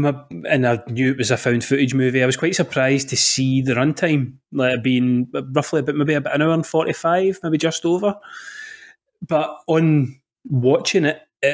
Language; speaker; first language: English; native; English